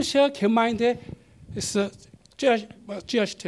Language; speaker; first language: German; non-native, learner; Korean